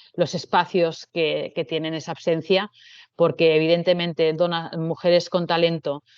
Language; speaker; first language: Spanish; non-native, local second language; Catalan